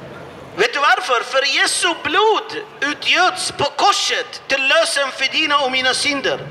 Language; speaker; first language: Swedish; non-native, fluent; Arabic